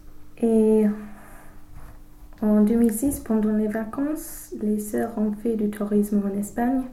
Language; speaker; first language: French; non-native, learner; English